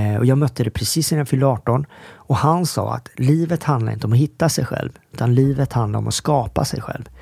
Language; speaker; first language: Swedish; early bilingual, other home language; Korean